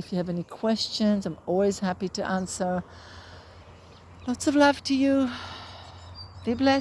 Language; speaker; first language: English; native; English